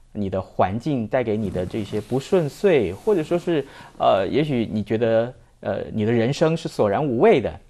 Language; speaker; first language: Chinese; native; Chinese